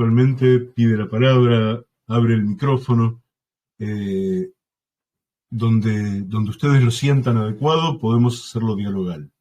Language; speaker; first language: Spanish; native; Spanish